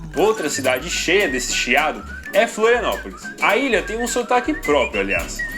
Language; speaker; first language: Portuguese; native; Portuguese